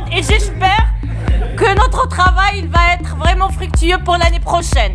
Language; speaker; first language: French; native; French